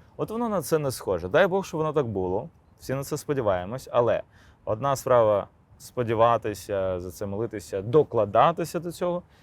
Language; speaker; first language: Ukrainian; non-native, local second language; Crimean Tatar